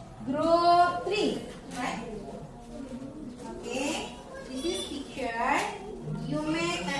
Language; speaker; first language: English; non-native, learner; Indonesian